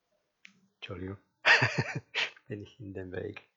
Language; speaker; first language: German; non-native, fluent; English